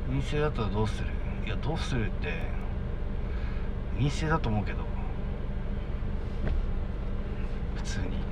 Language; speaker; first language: Japanese; native; Japanese